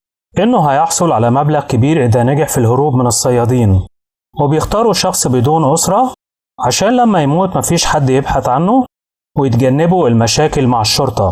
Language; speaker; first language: Arabic; native; Arabic